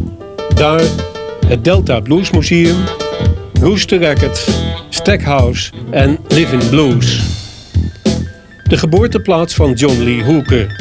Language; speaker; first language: Dutch; native; Dutch